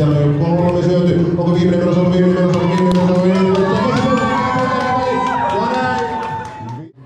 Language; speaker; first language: Finnish; native; Finnish